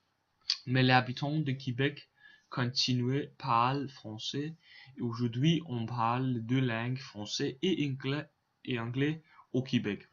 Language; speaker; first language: French; non-native, learner; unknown